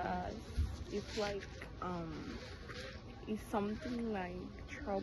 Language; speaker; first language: English; non-native, learner; Spanish